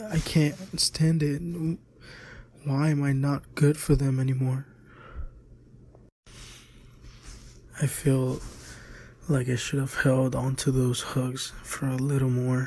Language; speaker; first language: English; native; English